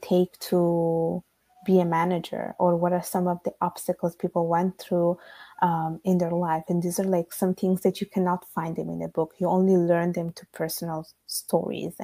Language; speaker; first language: English; non-native, fluent; Italian